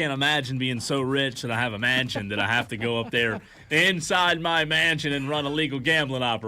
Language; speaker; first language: English; native; English